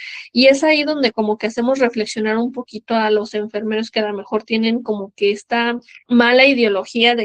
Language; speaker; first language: Spanish; native; Spanish